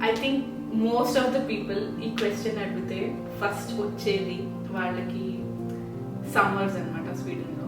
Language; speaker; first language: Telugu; non-native, local second language; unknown